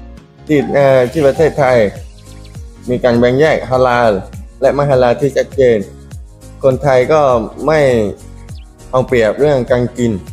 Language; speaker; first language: Thai; non-native, local second language; Malay